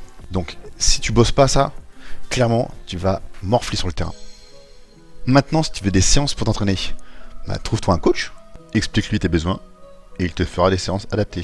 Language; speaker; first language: French; native; French